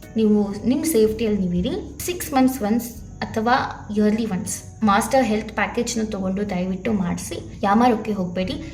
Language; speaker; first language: Kannada; non-native, local second language; Telugu